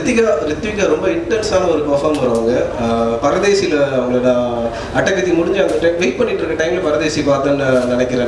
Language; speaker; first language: Tamil; native; Tamil